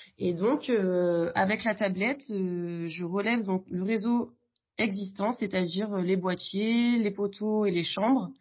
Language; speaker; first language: French; native; French